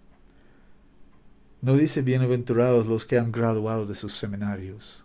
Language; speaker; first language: Spanish; non-native, learner; English